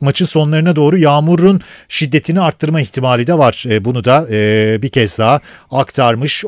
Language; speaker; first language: Turkish; native; Turkish